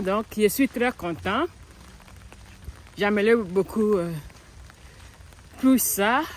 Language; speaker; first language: French; non-native, learner; English